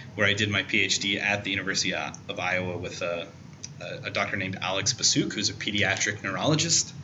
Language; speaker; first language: English; native; English